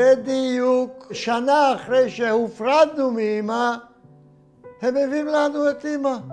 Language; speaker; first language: Hebrew; non-native, fluent; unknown